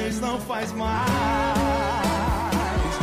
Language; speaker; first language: Portuguese; native; Portuguese